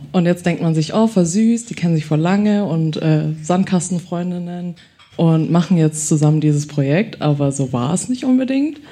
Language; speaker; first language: German; early bilingual, other home language; Chinese